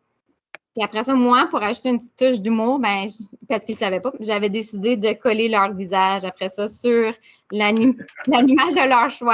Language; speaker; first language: French; native; French